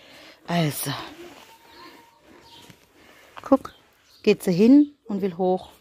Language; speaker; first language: German; native; German